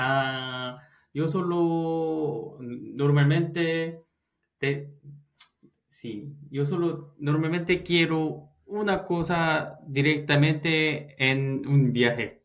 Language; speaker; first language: Spanish; non-native, learner; Korean